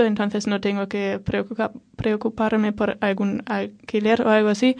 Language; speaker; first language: Spanish; non-native, fluent; German